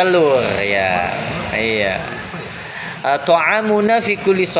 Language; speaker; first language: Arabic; non-native, fluent; Indonesian